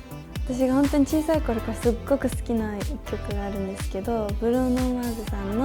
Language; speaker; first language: Japanese; early bilingual, heritage; Japanese